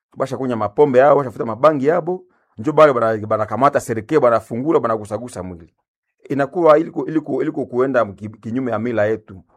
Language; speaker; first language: Swahili; non-native, local second language; Nande